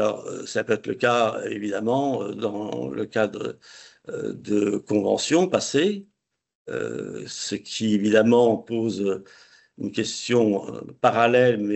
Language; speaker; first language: French; native; French